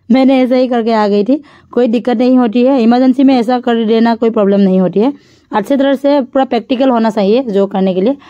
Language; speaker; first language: Hindi; non-native, local second language; Assamese